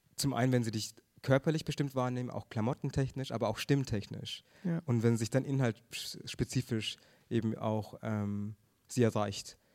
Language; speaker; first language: German; early bilingual, other home language; Tamil